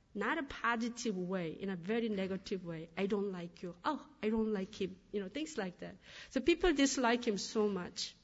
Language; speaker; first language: English; non-native, fluent; Korean